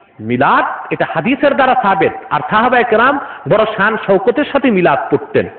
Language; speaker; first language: Bangla; non-native, local second language; Urdu